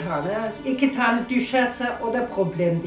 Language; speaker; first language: Turkish; non-native, learner; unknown